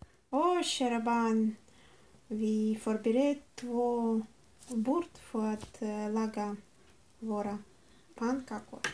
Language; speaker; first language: Swedish; non-native, learner; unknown